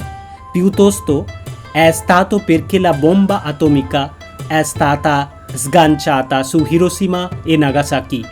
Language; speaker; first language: Italian; non-native, fluent; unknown